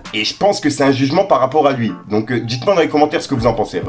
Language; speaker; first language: French; native; French